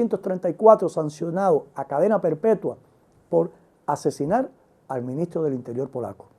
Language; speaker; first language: Spanish; native; Spanish